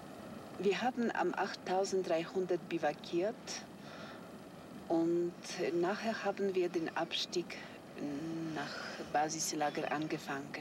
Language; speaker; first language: German; non-native, fluent; Polish